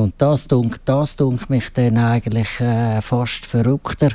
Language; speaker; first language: German; native; German